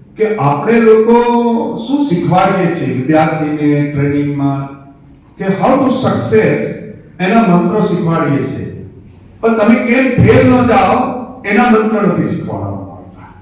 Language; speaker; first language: Gujarati; native; Gujarati